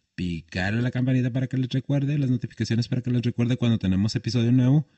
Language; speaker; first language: Spanish; native; Spanish